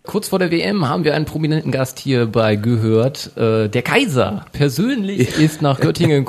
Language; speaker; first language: German; native; German